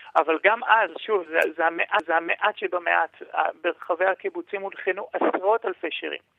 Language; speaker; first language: Hebrew; native; Hebrew